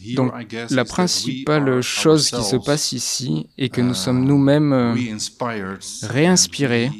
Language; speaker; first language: French; non-native, fluent; Dutch